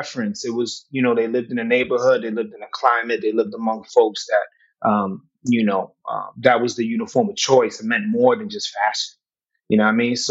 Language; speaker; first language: English; native; English